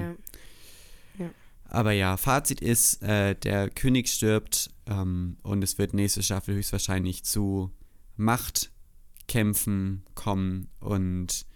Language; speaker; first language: German; native; German